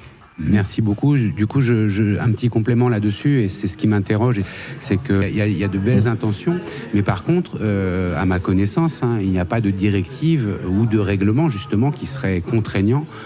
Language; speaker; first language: French; native; French